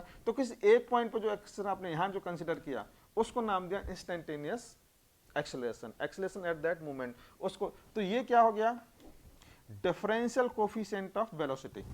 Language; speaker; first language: Hindi; native; Hindi